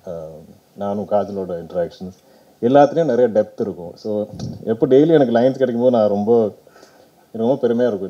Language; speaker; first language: Tamil; non-native, local second language; Malayalam